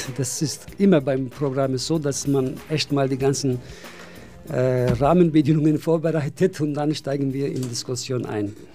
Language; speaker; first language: German; non-native, fluent; Turkish